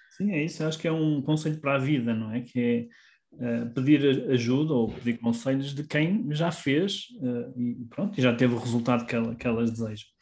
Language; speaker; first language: Portuguese; native; Portuguese